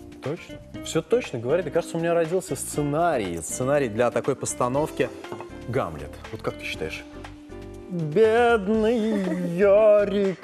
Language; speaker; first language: Russian; native; Russian